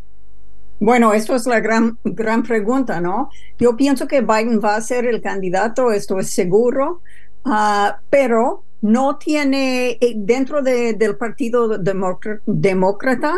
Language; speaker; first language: Spanish; non-native, fluent; English